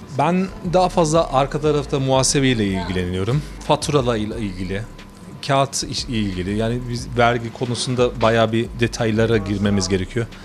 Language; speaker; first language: Turkish; early bilingual, heritage; Turkish